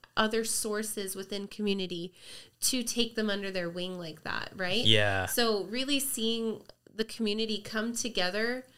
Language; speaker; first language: English; native; English